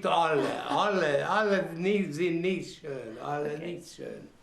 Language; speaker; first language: German; non-native, fluent; Hungarian